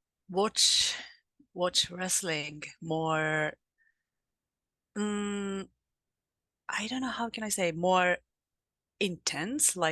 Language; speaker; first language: English; non-native, learner; Japanese